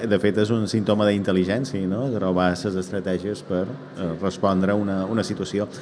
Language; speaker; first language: Catalan; native; Catalan